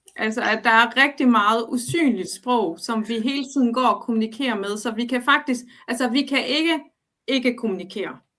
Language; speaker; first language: Danish; early bilingual, other home language; Arabic